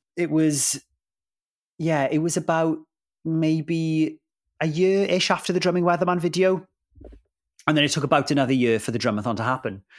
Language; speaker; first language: English; non-native, local second language; Welsh